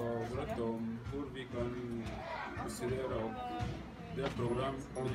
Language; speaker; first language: Swedish; non-native, learner; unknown